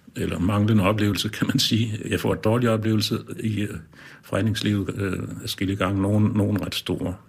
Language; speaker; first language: Danish; native; Danish